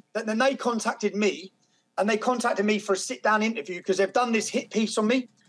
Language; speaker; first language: English; native; English